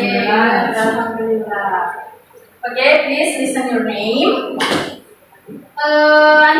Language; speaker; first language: English; non-native, learner; Indonesian